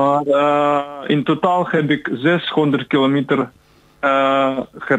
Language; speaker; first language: Dutch; non-native, learner; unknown